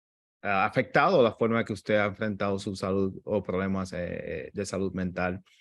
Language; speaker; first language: Spanish; native; Spanish